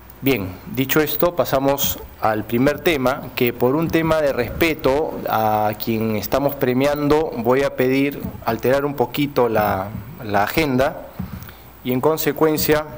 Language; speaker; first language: Spanish; native; Spanish